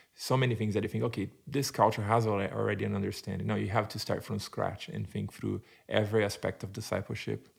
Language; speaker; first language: English; non-native, fluent; Portuguese